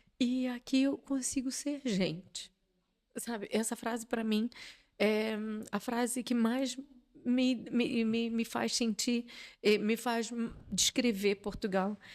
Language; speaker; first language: Portuguese; native; Portuguese